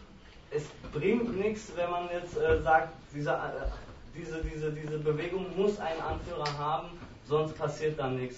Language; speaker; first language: German; native; German